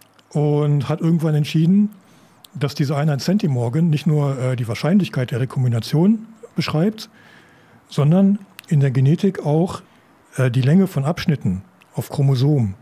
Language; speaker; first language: German; native; German